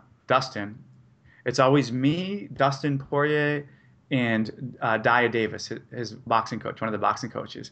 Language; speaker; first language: English; native; English